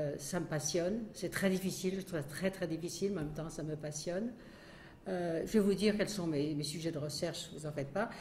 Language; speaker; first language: French; native; French